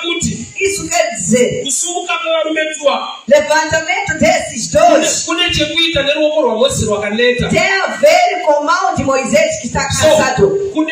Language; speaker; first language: Portuguese; non-native, local second language; Shona